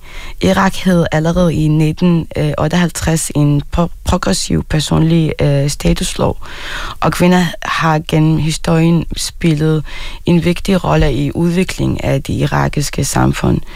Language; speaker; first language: Danish; non-native, fluent; Arabic